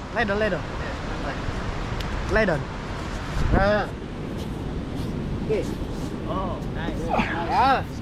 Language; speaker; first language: English; non-native, learner; Indonesian